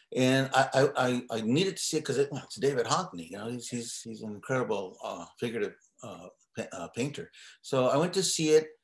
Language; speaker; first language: English; native; English